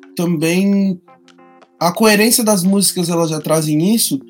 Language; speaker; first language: Portuguese; native; Portuguese